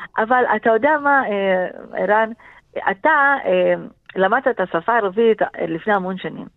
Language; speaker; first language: Hebrew; non-native, local second language; Arabic